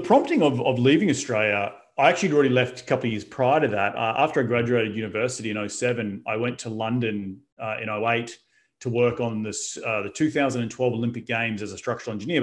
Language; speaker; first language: English; native; English